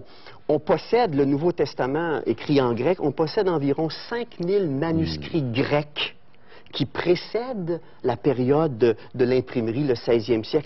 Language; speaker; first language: French; native; French